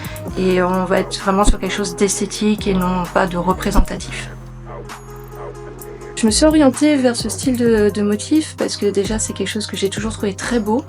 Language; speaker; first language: French; native; French